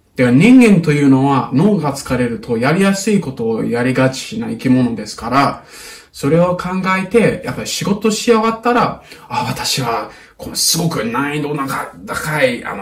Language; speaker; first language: Japanese; non-native, fluent; English